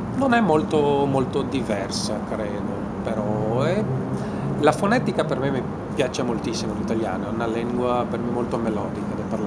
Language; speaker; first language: Italian; non-native, fluent; Portuguese